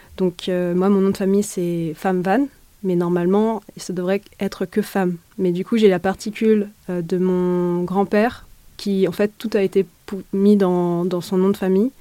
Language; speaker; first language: French; native; French